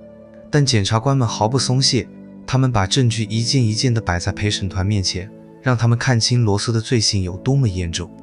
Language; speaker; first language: Chinese; native; Chinese